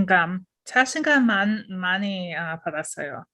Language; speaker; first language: Korean; non-native, learner; English